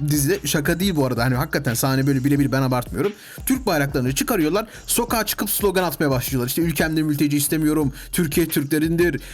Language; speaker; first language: Turkish; native; Turkish